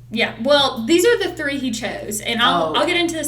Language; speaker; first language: English; native; English